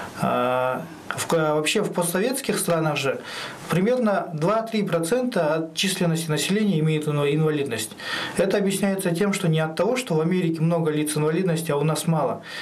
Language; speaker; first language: Russian; non-native, local second language; Kyrgyz